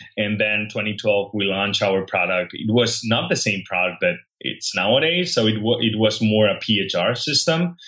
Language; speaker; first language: English; non-native, fluent; Spanish